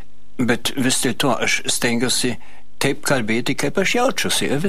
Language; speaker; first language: Lithuanian; non-native, fluent; German